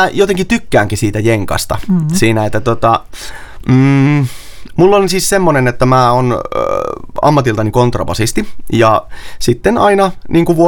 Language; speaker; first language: Finnish; native; Finnish